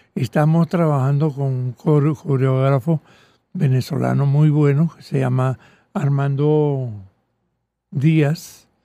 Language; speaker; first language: Spanish; early bilingual, other home language; Catalan